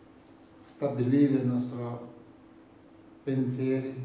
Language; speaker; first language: Italian; non-native, learner; Tibetan